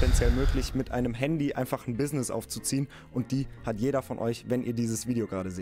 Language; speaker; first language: German; native; German